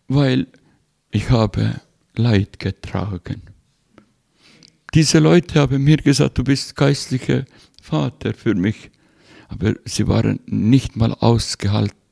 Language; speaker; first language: German; non-native, fluent; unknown